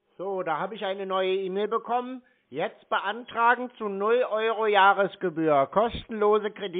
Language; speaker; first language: German; native; German